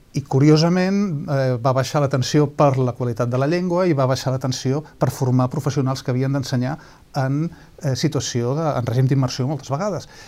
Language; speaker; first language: Catalan; native; Catalan